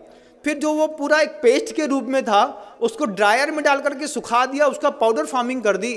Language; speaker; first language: Hindi; native; Hindi